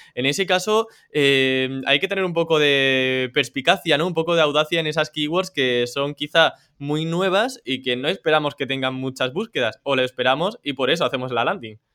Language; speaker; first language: Spanish; native; Spanish